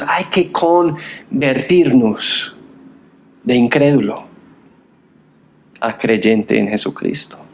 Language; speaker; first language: Spanish; non-native, fluent; English